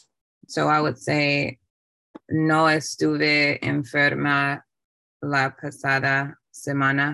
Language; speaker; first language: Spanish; non-native, learner; English